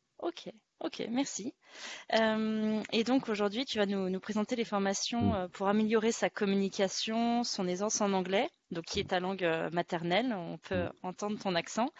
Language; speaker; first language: French; native; French